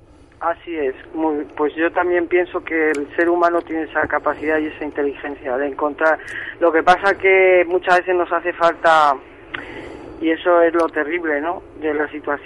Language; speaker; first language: Spanish; native; Spanish